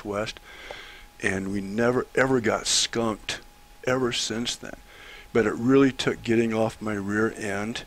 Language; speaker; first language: English; native; English